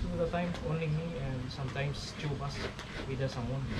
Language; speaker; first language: English; non-native, learner; Filipino